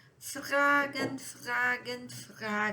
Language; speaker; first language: German; non-native, fluent; Portuguese